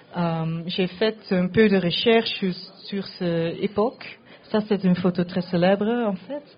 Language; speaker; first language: French; non-native, fluent; Dutch